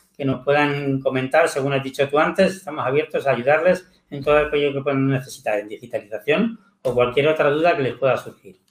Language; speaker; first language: Spanish; native; Spanish